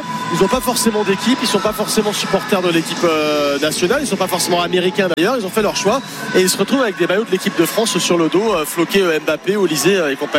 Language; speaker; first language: French; native; French